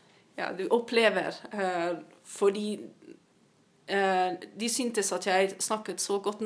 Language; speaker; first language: Norwegian; non-native, fluent; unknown